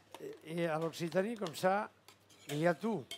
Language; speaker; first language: French; non-native, fluent; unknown